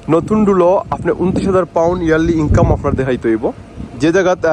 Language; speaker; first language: Bangla; native; Bangla